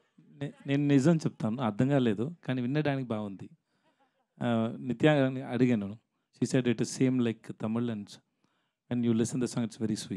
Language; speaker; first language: Telugu; non-native, learner; Tamil